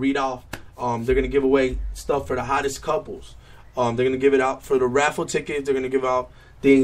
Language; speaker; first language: English; native; English